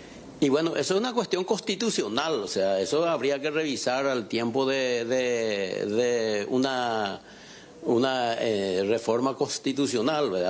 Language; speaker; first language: Spanish; native; Spanish